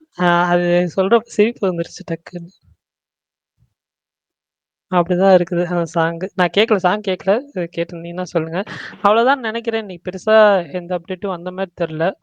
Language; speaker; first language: Tamil; native; Tamil